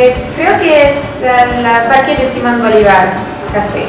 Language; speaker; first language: Spanish; non-native, learner; French